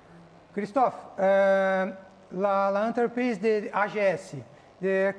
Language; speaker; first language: French; non-native, learner; Portuguese